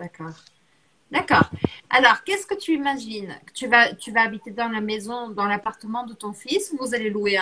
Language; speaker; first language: French; non-native, fluent; Portuguese